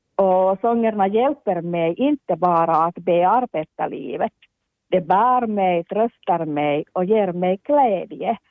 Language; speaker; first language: Swedish; non-native, local second language; Finnish